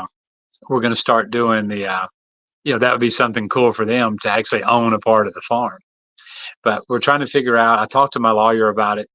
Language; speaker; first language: English; native; English